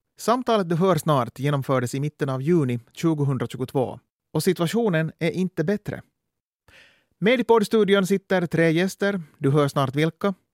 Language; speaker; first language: Swedish; native; Swedish